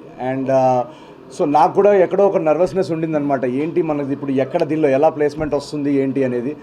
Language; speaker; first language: Telugu; native; Telugu